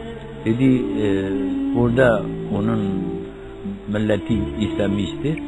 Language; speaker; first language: Turkish; non-native, local second language; Kurdish